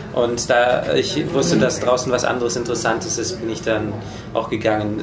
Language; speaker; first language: German; native; German